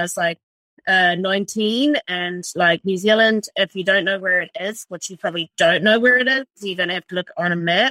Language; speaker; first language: English; native; English